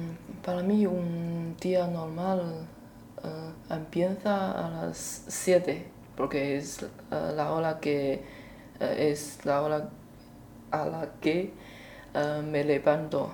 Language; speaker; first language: Spanish; non-native, learner; Chinese